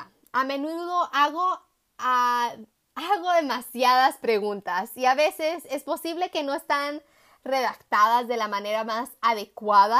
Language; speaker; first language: Spanish; early bilingual, heritage; Spanish